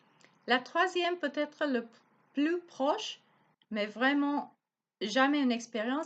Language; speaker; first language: French; non-native, learner; Spanish